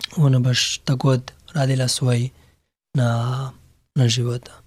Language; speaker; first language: Serbian; non-native, learner; Pashto